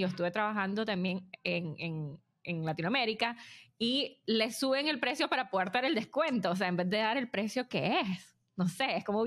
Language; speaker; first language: Spanish; native; Spanish